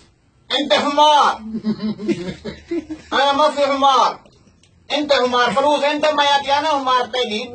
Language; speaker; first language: Arabic; non-native, learner; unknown